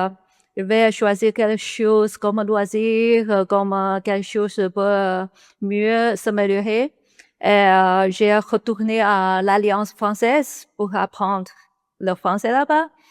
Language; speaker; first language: French; non-native, learner; Chinese